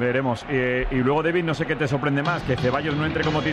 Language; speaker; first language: Spanish; native; Spanish